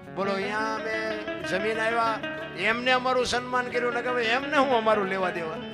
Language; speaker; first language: Gujarati; native; Gujarati